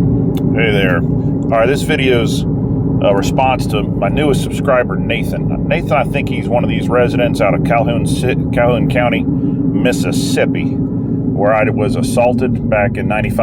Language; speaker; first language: English; native; English